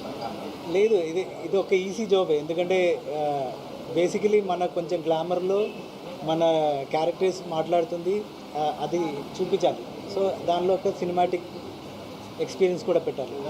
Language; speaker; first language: Telugu; non-native, learner; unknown